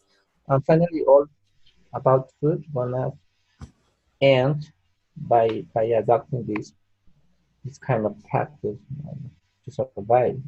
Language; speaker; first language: English; non-native, learner; Spanish